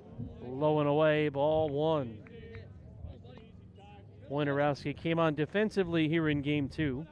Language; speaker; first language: English; native; English